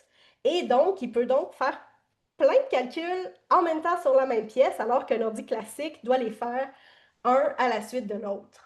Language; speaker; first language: French; native; French